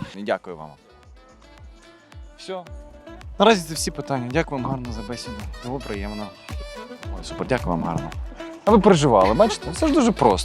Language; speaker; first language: Ukrainian; native; Ukrainian